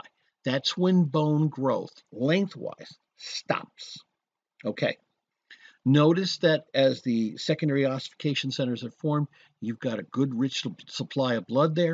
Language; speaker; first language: English; native; English